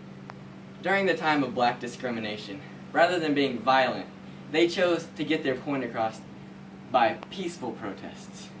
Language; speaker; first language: English; native; English